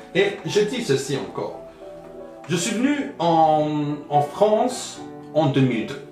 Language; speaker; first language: French; early bilingual, other home language; Arabic